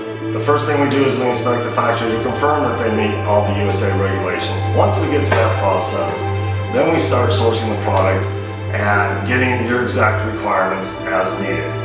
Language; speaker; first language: English; native; English